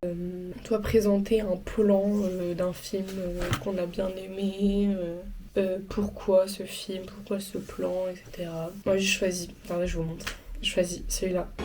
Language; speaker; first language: French; native; French